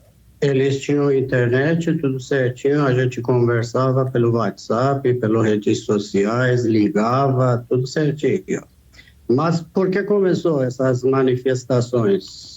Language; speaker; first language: Portuguese; non-native, fluent; Persian